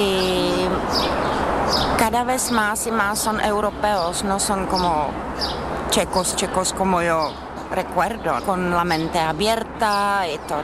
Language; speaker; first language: Spanish; non-native, fluent; Czech